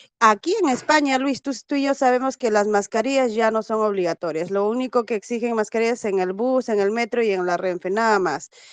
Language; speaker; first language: Spanish; native; Spanish